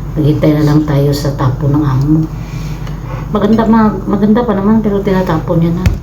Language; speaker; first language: Filipino; non-native, local second language; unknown